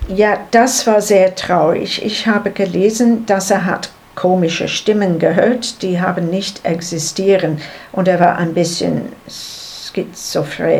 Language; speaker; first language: German; non-native, learner; English